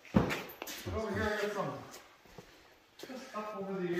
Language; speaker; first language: English; native; English